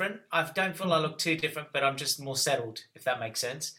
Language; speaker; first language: English; native; English